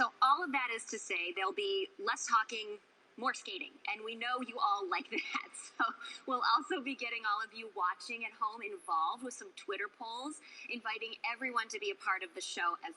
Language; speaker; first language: English; native; English